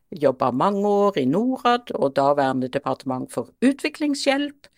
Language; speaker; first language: Norwegian; native; Norwegian